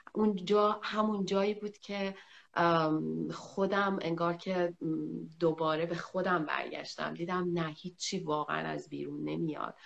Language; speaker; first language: Persian; native; Persian